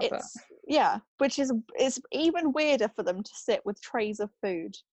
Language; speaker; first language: English; non-native, fluent; German